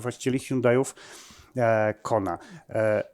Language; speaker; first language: Polish; native; Polish